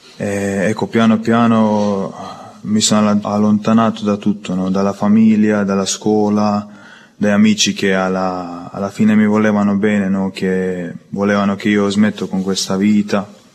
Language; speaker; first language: Italian; non-native, learner; Croatian